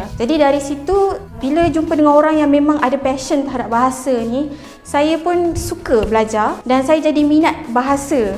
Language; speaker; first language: Malay; native; Malay